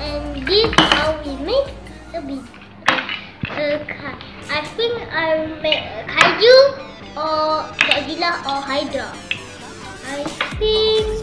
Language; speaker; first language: English; non-native, learner; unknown